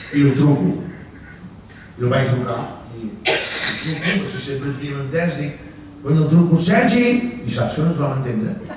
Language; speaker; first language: Catalan; native; Catalan